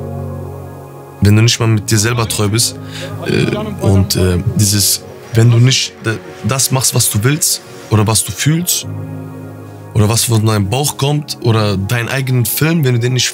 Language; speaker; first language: German; early bilingual, other home language; Turkish